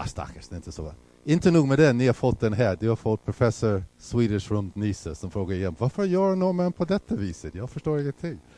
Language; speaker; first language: Swedish; non-native, fluent; English